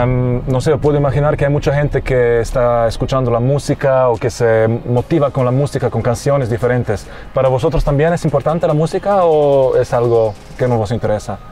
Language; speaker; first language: Spanish; non-native, learner; German